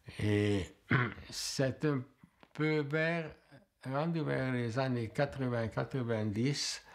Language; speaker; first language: French; non-native, fluent; Hungarian